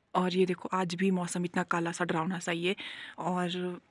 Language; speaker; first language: Hindi; native; Hindi